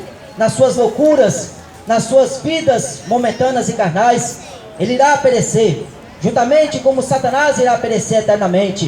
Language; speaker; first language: Portuguese; native; Portuguese